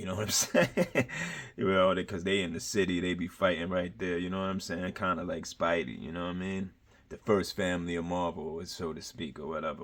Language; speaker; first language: English; native; English